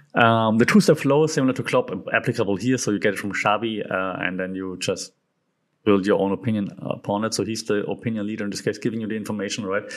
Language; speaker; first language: English; non-native, fluent; German